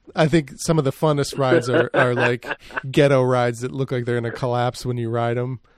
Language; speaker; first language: English; native; English